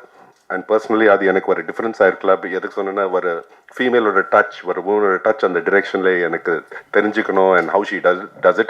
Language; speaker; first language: Tamil; non-native, local second language; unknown